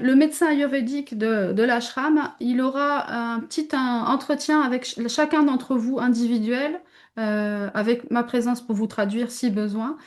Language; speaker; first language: French; native; French